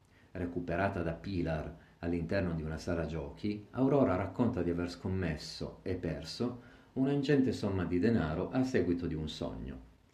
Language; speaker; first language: Italian; native; Italian